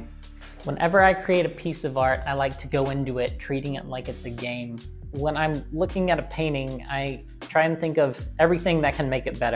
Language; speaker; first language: English; native; English